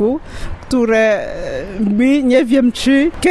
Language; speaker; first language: Polish; non-native, learner; French